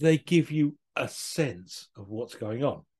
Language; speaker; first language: English; native; English